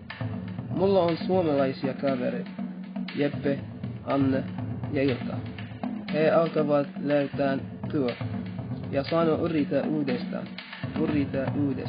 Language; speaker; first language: Finnish; non-native, learner; Arabic